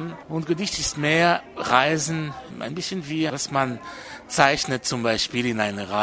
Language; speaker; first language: German; non-native, fluent; French